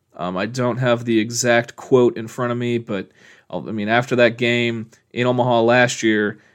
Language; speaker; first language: English; native; English